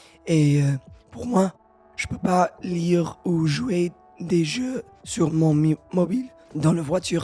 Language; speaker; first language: French; non-native, learner; English